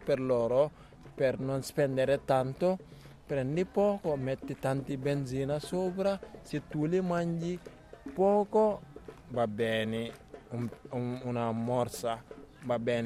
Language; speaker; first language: Italian; non-native, learner; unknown